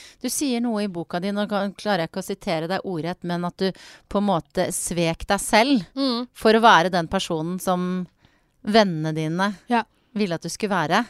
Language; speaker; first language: Norwegian; native; Norwegian